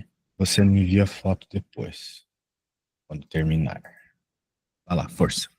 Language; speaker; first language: Portuguese; native; Portuguese